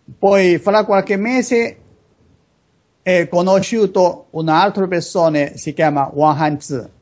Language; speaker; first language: Italian; non-native, learner; Chinese